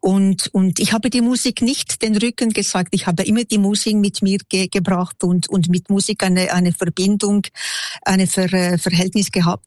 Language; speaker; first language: German; non-native, local second language; French